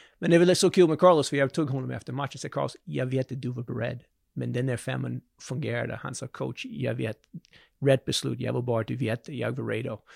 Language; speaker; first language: Swedish; non-native, fluent; English